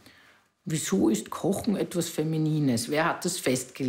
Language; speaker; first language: German; native; German